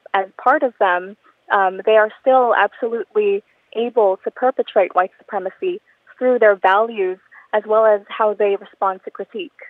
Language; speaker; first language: English; non-native, local second language; Filipino